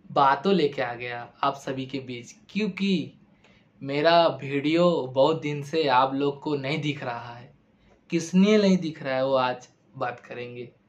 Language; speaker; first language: Hindi; non-native, local second language; Bangla